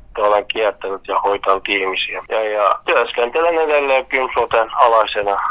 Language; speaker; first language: Finnish; non-native, fluent; Kurdish